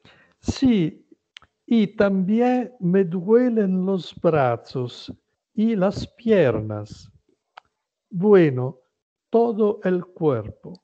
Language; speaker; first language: Spanish; non-native, learner; Italian